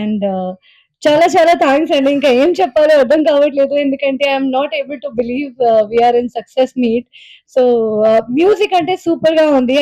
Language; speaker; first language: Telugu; non-native, fluent; Hindi